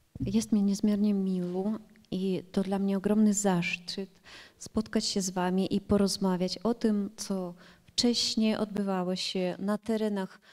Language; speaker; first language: Polish; early bilingual, heritage; Polish